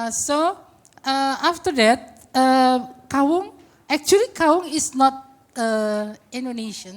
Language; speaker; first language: English; non-native, fluent; Indonesian